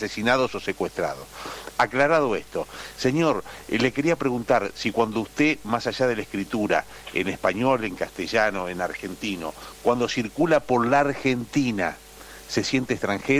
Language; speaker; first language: Spanish; native; Spanish